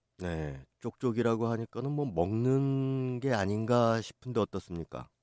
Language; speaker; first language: Korean; native; Korean